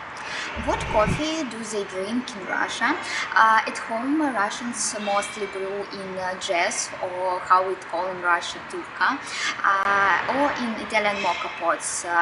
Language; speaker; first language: English; non-native, learner; Russian